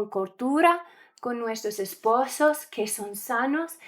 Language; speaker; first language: Spanish; non-native, learner; English